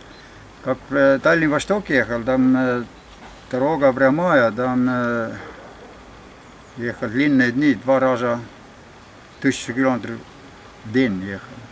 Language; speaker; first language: Russian; non-native, fluent; Estonian